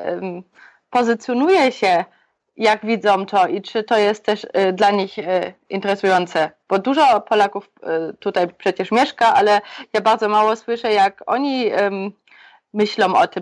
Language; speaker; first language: Polish; early bilingual, other home language; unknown